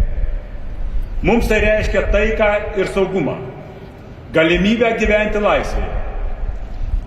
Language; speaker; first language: Lithuanian; native; Lithuanian